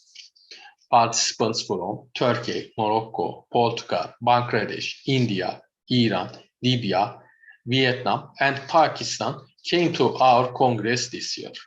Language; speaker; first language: English; non-native, learner; Turkish